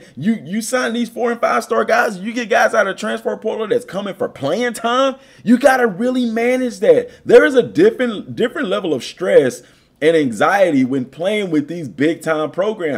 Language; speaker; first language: English; native; English